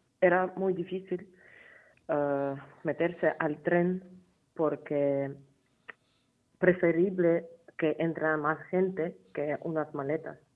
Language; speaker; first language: Spanish; non-native, fluent; Ukrainian